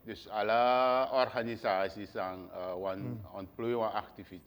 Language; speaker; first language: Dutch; non-native, local second language; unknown